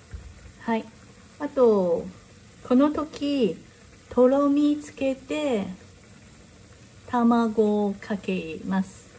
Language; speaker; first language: Japanese; non-native, learner; Chinese